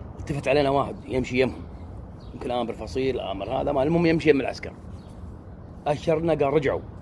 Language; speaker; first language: Arabic; native; Arabic